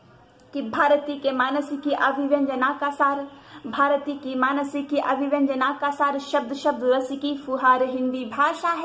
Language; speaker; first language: Hindi; native; Hindi